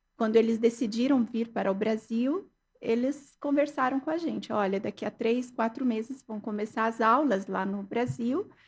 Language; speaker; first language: Portuguese; early bilingual, other home language; Arabic